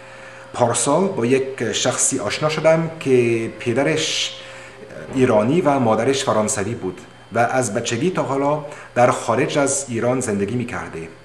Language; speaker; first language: Persian; non-native, learner; French